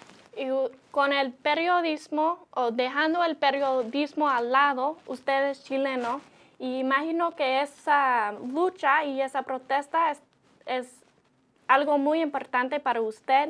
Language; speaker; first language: Spanish; non-native, learner; English